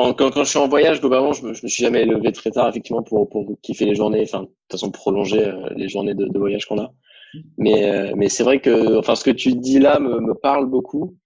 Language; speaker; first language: French; native; French